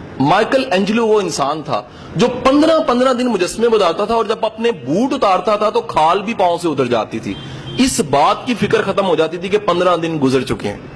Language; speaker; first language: Urdu; non-native, local second language; Punjabi